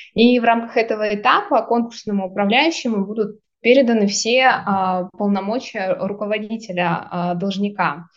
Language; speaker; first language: Russian; native; Russian